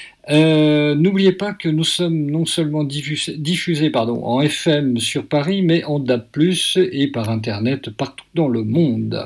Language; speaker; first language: French; native; French